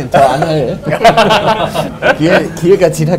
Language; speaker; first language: Korean; non-native, fluent; German